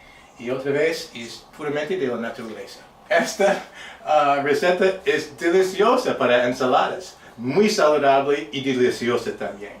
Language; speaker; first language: Spanish; non-native, fluent; English